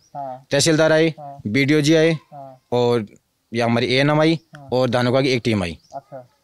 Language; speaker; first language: Hindi; native; Hindi